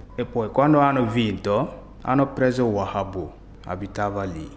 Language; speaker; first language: Italian; non-native, learner; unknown